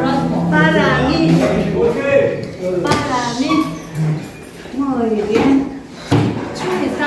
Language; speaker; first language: Spanish; non-native, learner; Korean